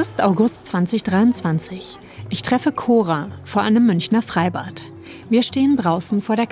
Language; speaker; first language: German; native; German